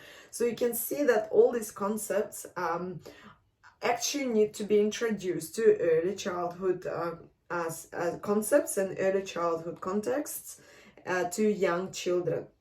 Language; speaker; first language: English; non-native, fluent; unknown